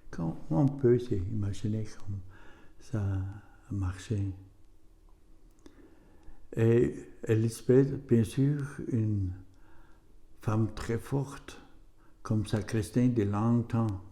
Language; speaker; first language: French; non-native, learner; German